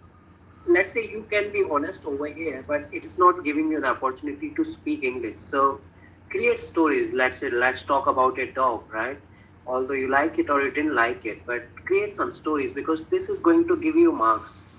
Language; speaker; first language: English; non-native, fluent; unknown